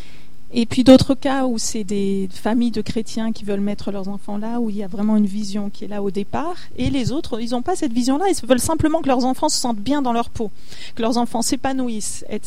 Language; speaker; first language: French; native; French